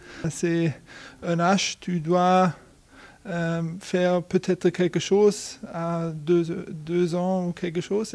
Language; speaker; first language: French; non-native, learner; German